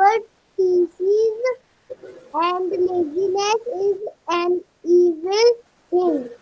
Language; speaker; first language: English; non-native, learner; Hindi